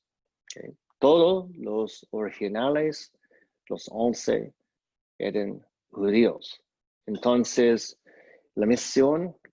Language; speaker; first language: Spanish; non-native, fluent; English